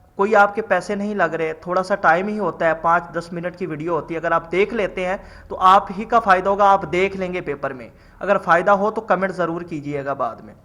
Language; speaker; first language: Urdu; non-native, local second language; Punjabi